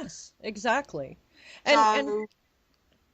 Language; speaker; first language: English; native; English